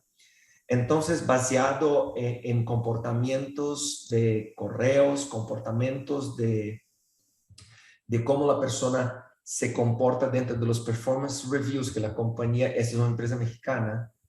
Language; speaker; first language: Spanish; non-native, fluent; Portuguese